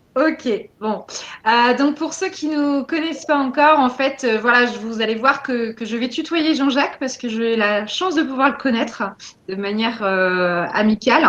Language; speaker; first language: French; native; French